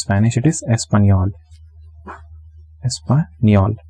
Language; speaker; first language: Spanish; non-native, learner; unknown